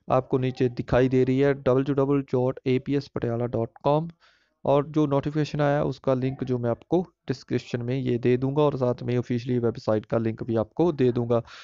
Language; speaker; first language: Hindi; non-native, local second language; Punjabi